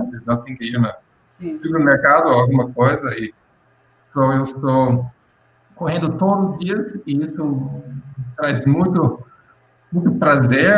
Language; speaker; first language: Portuguese; non-native, fluent; English